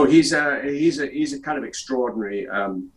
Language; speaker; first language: English; native; English